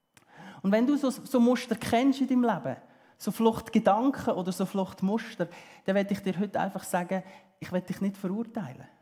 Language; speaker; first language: German; early bilingual, heritage; German